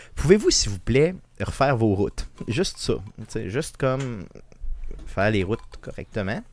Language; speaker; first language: French; native; French